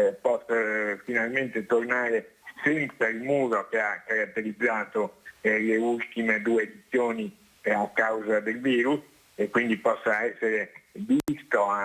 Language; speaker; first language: Italian; native; Italian